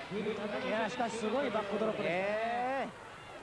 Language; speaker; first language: Japanese; native; Japanese